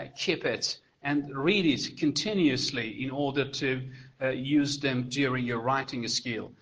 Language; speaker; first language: English; non-native, fluent; Persian